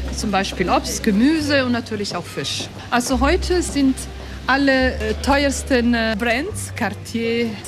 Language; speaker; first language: German; non-native, local second language; Italian